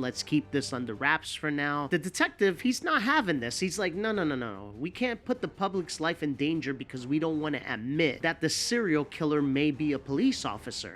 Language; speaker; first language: English; native; English